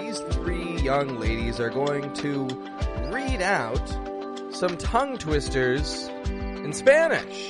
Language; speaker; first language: English; native; English